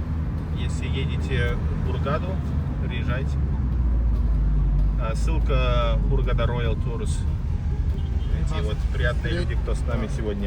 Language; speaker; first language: Russian; non-native, fluent; Latvian